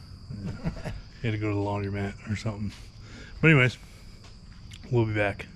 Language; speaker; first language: English; native; English